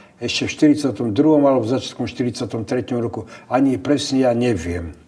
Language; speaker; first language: Slovak; native; Slovak